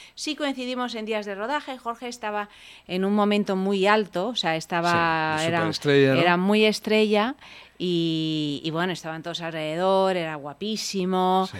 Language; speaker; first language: Spanish; early bilingual, other home language; Italian